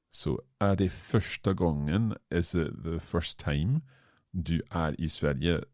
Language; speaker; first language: Swedish; non-native, learner; English